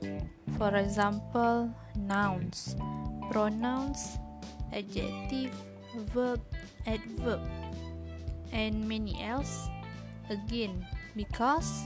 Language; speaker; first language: English; non-native, learner; Malay